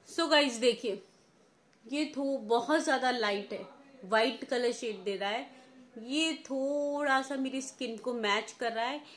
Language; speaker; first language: Hindi; native; Hindi